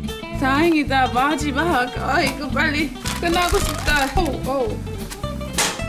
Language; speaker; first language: Korean; non-native, fluent; English